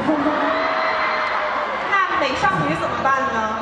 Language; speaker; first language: Chinese; native; Chinese